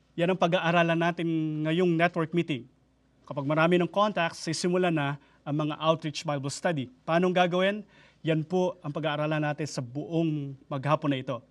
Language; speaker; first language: Filipino; native; Filipino